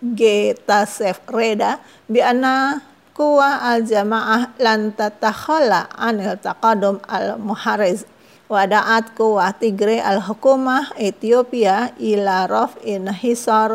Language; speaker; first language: Arabic; non-native, fluent; Indonesian